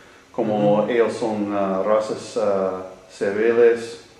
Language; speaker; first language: Spanish; non-native, learner; English